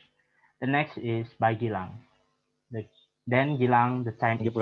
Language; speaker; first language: English; non-native, learner; Indonesian